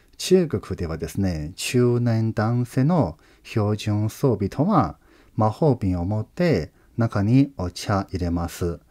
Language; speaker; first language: Japanese; non-native, fluent; Chinese